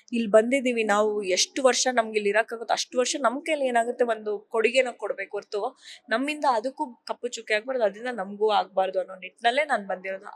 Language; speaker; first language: Kannada; native; Kannada